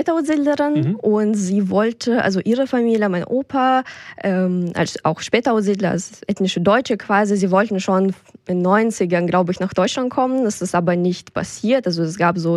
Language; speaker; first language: German; non-native, fluent; Russian